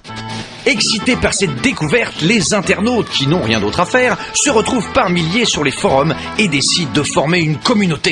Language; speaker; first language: French; native; French